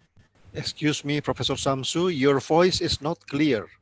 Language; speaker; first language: English; non-native, learner; Indonesian